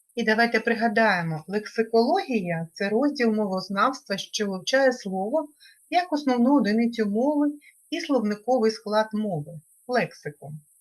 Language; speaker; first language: Ukrainian; native; Ukrainian